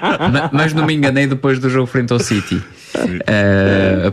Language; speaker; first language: Portuguese; native; Portuguese